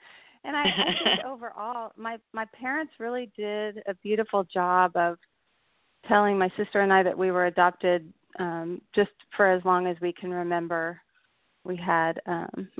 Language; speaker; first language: English; native; English